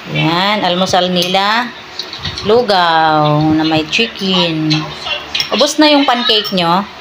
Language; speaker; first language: Filipino; non-native, local second language; Cebuano